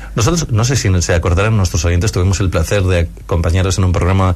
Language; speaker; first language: Spanish; native; Spanish